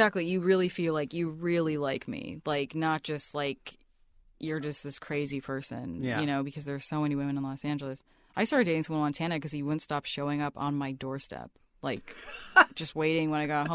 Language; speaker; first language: English; native; English